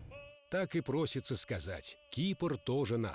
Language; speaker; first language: Russian; native; Russian